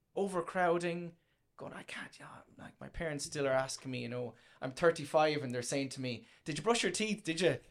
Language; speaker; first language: English; native; English